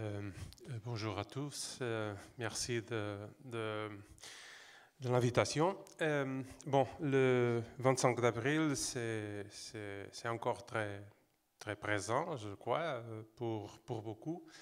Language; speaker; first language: French; non-native, fluent; Portuguese